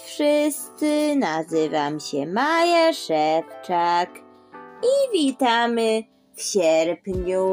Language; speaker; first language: Polish; early bilingual, heritage; Polish